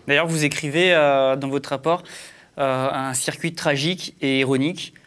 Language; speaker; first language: French; native; French